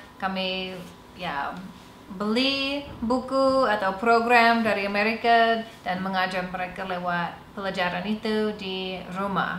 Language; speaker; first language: Indonesian; non-native, fluent; English